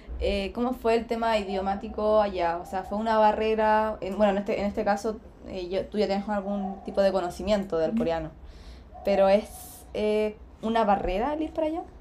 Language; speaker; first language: Spanish; native; Spanish